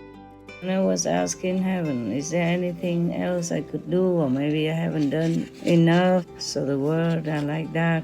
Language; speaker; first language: English; non-native, fluent; Vietnamese